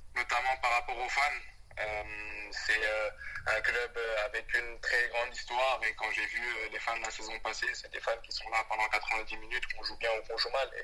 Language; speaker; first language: French; early bilingual, other home language; Wolof